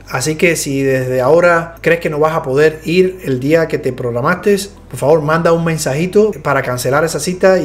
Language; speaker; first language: Spanish; native; Spanish